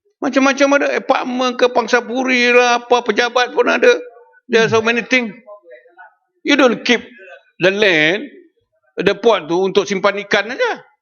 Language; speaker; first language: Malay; native; Malay